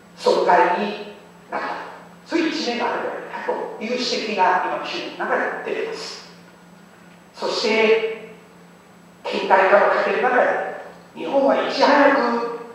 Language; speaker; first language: Japanese; non-native, fluent; Chinese